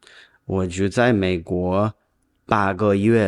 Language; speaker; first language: Chinese; non-native, learner; English